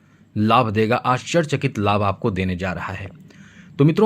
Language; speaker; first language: Hindi; native; Hindi